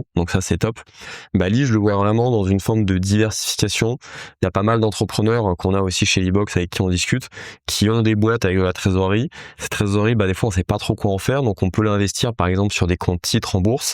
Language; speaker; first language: French; native; French